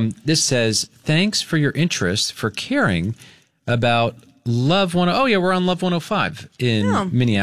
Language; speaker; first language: English; native; English